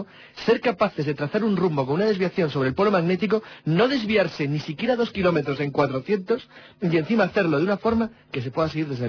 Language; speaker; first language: Spanish; native; Spanish